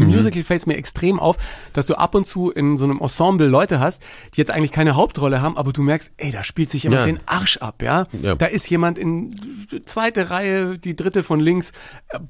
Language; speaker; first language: German; native; German